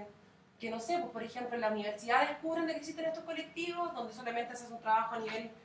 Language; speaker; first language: Spanish; native; Spanish